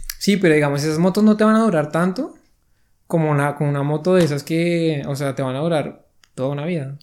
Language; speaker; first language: Spanish; native; Spanish